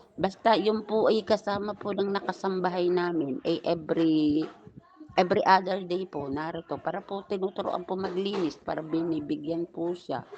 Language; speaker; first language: Filipino; native; Filipino